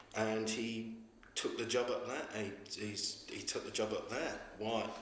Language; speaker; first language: English; native; English